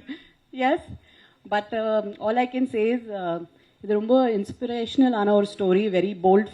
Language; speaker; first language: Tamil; non-native, local second language; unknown